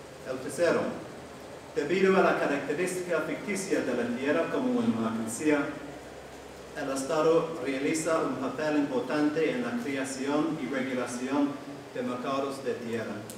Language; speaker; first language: Spanish; non-native, fluent; English